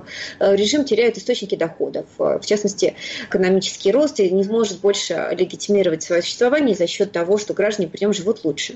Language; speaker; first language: Russian; native; Russian